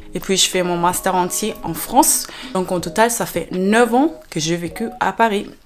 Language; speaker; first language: French; non-native, fluent; German